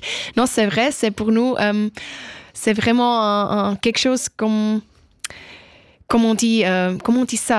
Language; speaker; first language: French; non-native, local second language; German